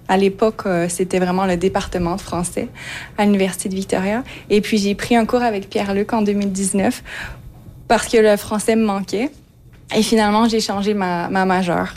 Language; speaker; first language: French; native; French